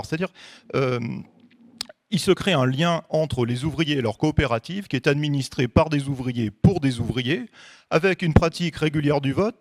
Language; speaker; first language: French; native; French